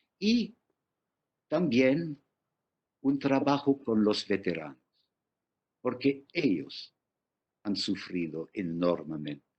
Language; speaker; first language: Spanish; non-native, fluent; English